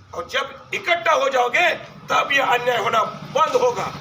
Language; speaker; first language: Hindi; non-native, local second language; Marathi